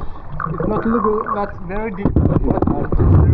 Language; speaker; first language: English; non-native, learner; Lithuanian